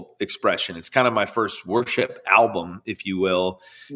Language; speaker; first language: English; native; English